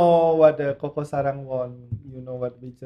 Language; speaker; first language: English; non-native, learner; Indonesian